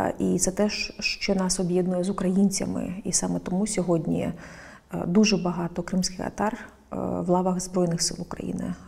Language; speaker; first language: Ukrainian; non-native, local second language; Crimean Tatar